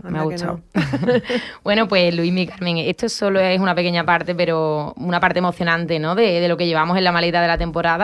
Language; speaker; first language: Spanish; native; Spanish